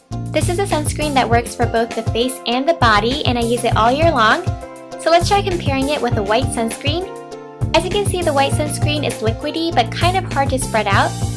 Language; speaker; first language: English; early bilingual, other home language; Japanese